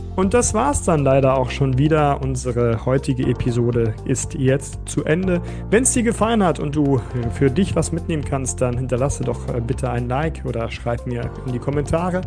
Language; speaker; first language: German; native; German